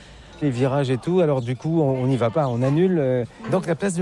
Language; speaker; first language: French; native; French